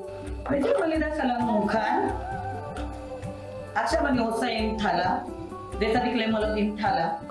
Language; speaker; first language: Hebrew; non-native, learner; Marathi